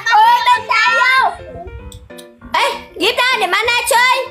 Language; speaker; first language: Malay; non-native, learner; Vietnamese